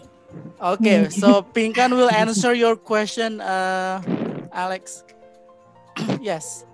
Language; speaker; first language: English; non-native, fluent; Indonesian